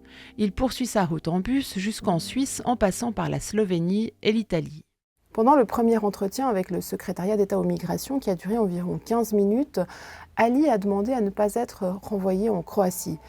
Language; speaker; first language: French; native; French